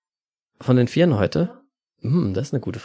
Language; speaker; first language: German; native; German